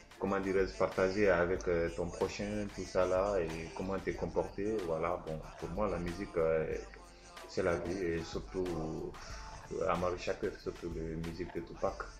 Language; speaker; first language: French; non-native, local second language; Soninke